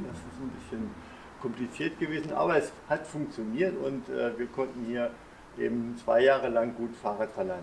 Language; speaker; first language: German; native; German